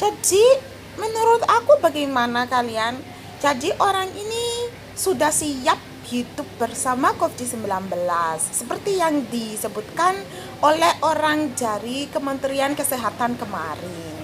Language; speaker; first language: Indonesian; non-native, learner; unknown